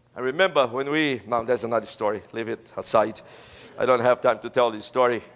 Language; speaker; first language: English; non-native, fluent; Portuguese